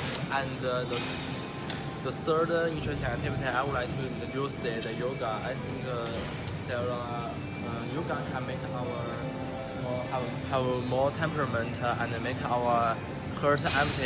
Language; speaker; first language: English; non-native, learner; Chinese